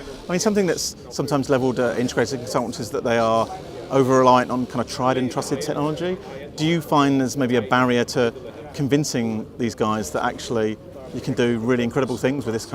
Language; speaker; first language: English; native; English